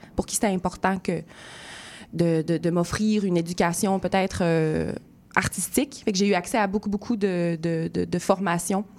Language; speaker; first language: French; native; French